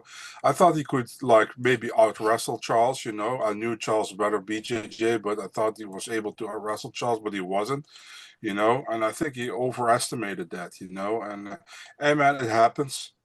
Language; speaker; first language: English; non-native, fluent; Dutch